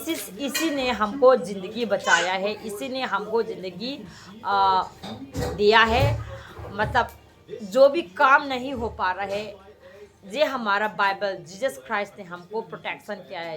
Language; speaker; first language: Hindi; non-native, local second language; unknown